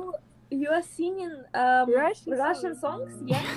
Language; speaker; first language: English; non-native, fluent; Russian